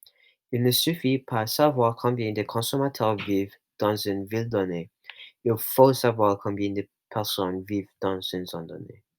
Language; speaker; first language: French; non-native, local second language; English